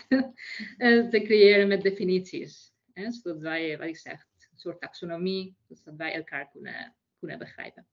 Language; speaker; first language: Dutch; non-native, fluent; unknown